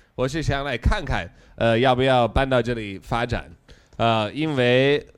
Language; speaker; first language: Chinese; non-native, fluent; English